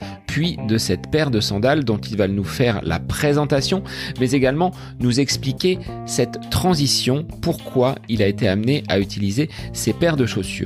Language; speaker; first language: French; native; French